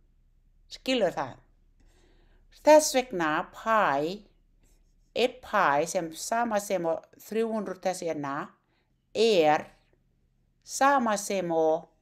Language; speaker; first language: Icelandic; non-native, learner; Thai